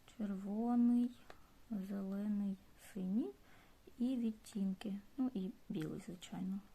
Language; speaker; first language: Ukrainian; non-native, local second language; Russian